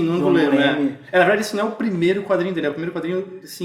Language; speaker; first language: Portuguese; native; Portuguese